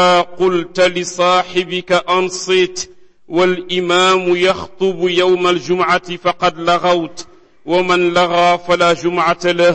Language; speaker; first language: Arabic; non-native, fluent; Wolof